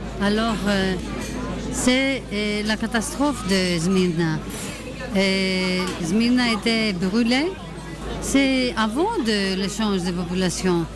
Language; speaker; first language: French; non-native, fluent; Greek